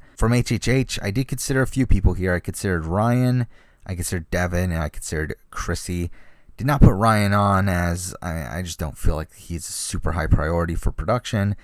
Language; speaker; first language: English; native; English